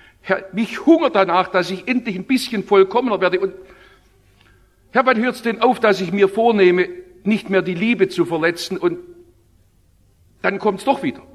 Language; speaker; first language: German; native; German